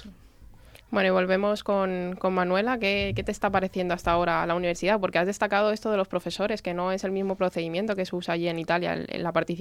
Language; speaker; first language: Spanish; native; Spanish